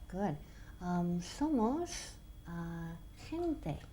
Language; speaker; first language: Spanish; non-native, fluent; English